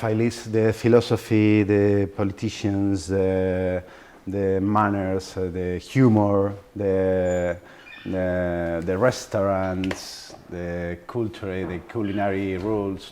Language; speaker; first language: English; non-native, learner; Spanish